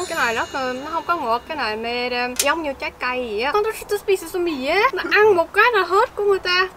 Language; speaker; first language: Vietnamese; early bilingual, heritage; Vietnamese